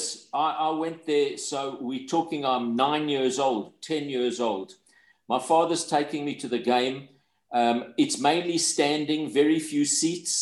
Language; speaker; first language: English; native; English